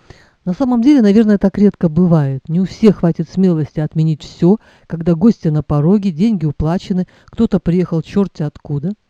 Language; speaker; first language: Russian; native; Russian